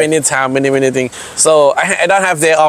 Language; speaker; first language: English; non-native, learner; Thai